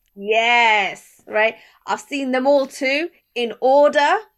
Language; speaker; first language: English; native; English